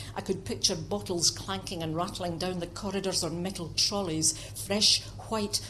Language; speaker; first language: English; native; English